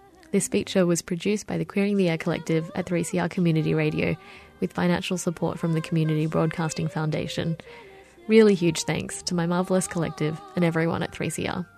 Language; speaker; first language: English; early bilingual, other home language; Chinese